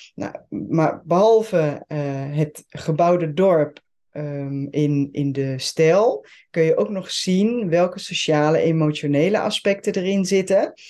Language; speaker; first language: Dutch; non-native, fluent; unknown